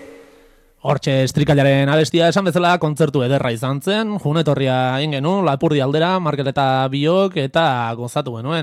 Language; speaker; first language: Basque; native; Basque